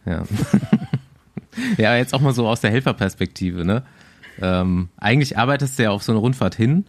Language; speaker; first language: German; native; German